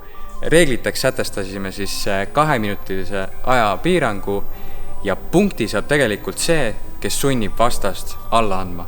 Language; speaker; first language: Estonian; native; Estonian